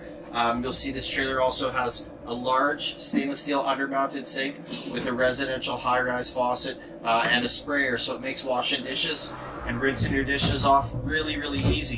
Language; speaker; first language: English; native; English